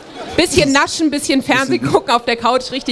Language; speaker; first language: German; native; German